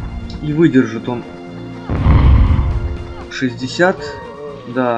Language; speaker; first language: Russian; native; Russian